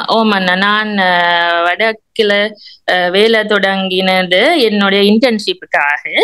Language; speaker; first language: Tamil; non-native, local second language; Sinhala